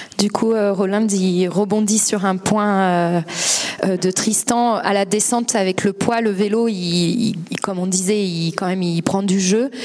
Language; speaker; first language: French; native; French